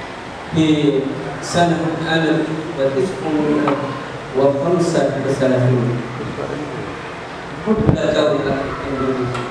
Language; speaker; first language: Arabic; non-native, learner; Indonesian